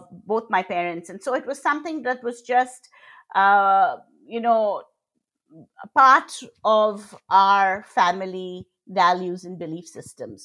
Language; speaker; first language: English; non-native, local second language; Bangla